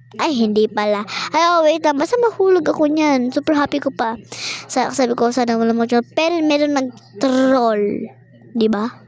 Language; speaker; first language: Filipino; non-native, local second language; Cebuano